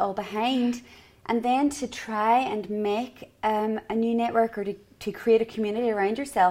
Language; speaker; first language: English; native; English